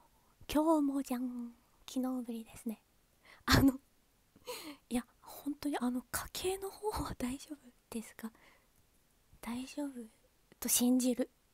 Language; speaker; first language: Japanese; native; Japanese